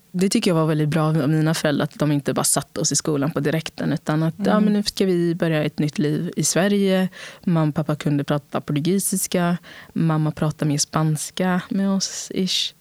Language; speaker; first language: Swedish; early bilingual, other home language; Portuguese